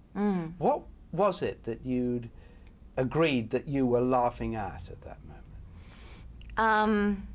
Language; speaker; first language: English; native; English